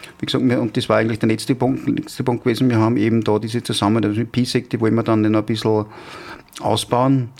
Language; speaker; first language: German; native; German